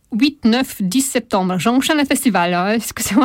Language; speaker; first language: French; non-native, fluent; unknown